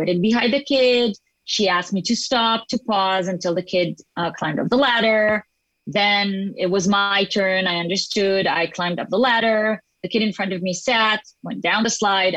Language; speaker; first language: English; non-native, fluent; Hebrew